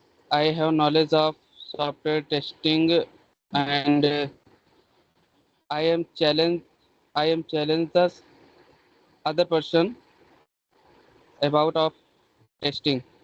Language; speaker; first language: English; non-native, learner; Hindi